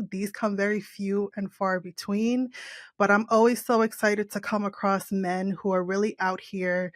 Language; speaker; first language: English; native; English